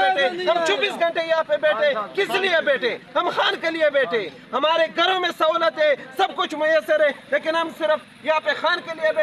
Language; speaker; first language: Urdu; non-native, local second language; Pashto